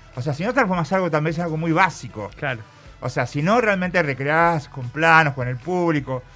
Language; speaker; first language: Spanish; native; Spanish